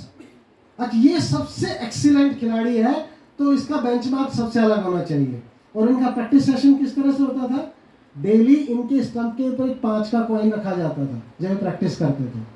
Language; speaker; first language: Hindi; native; Hindi